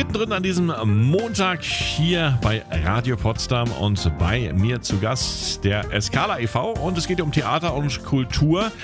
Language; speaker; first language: German; native; German